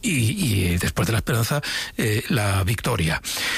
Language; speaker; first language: Spanish; native; Spanish